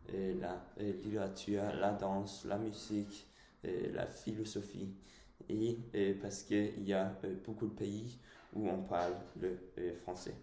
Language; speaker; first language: French; non-native, fluent; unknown